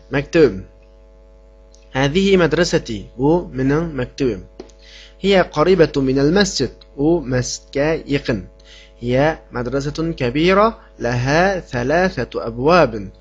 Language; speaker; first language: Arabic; non-native, fluent; Uyghur